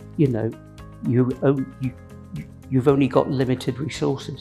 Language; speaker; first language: English; native; English